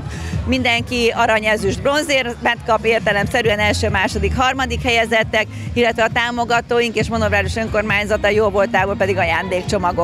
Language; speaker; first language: Hungarian; native; Hungarian